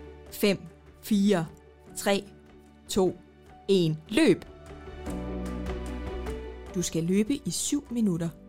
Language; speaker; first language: Danish; native; Danish